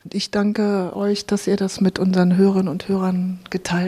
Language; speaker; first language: German; native; German